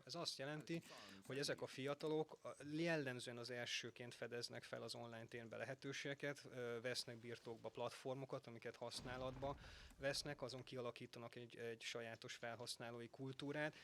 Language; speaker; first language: Hungarian; native; Hungarian